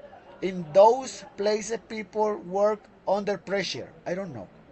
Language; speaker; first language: English; non-native, learner; Spanish